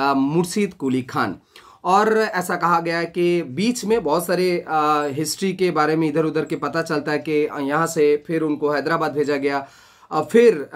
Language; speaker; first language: Hindi; non-native, local second language; Bangla